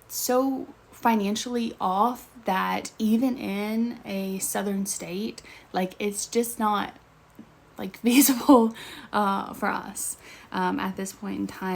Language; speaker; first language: English; native; English